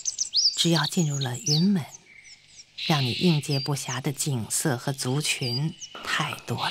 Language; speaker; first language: Chinese; native; Chinese